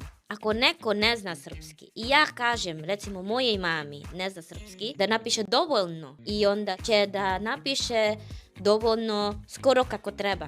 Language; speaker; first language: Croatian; non-native, fluent; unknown